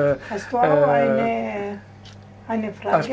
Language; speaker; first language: German; non-native, learner; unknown